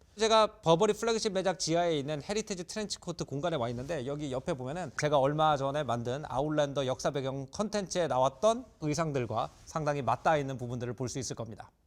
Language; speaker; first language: Korean; native; Korean